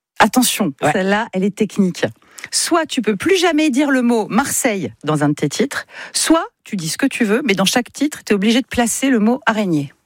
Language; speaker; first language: French; native; French